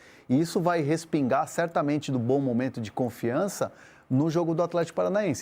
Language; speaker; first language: Portuguese; native; Portuguese